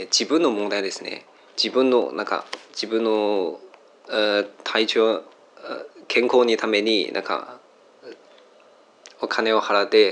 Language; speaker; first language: Japanese; non-native, learner; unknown